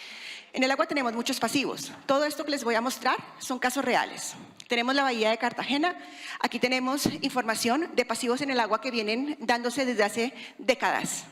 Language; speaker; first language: Spanish; native; Spanish